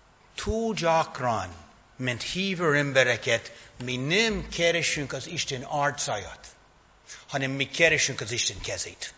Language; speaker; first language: Hungarian; non-native, fluent; English